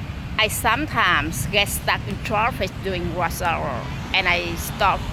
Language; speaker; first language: English; non-native, learner; Vietnamese